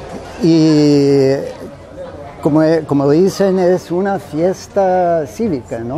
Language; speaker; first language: Spanish; non-native, fluent; English